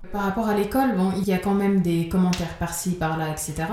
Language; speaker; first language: French; native; French